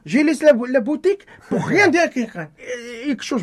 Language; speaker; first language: French; non-native, learner; Arabic